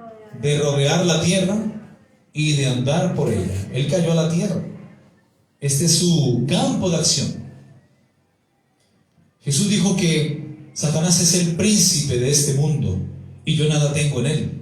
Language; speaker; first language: Spanish; native; Spanish